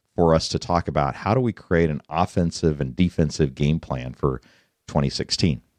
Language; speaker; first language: English; native; English